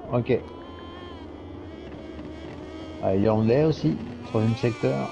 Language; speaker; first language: French; native; French